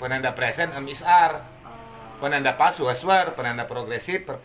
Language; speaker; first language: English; non-native, learner; Indonesian